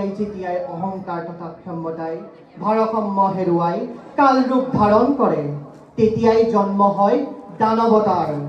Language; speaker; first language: Assamese; native; Assamese